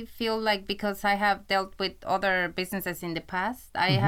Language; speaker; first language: English; non-native, fluent; Spanish